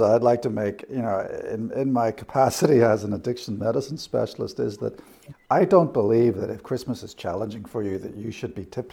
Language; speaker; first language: English; native; English